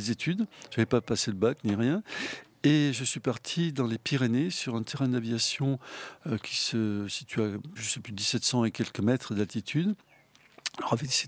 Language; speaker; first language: French; native; French